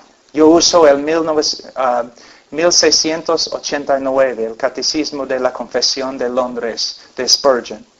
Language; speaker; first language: Spanish; non-native, fluent; English